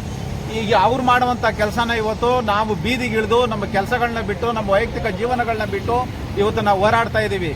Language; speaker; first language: Kannada; native; Kannada